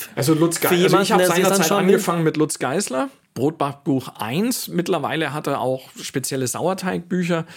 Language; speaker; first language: German; native; German